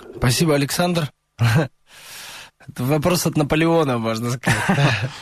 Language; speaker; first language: Russian; native; Russian